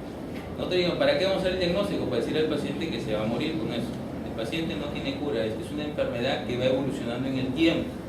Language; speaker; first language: Spanish; native; Spanish